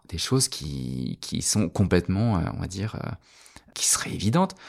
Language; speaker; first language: French; native; French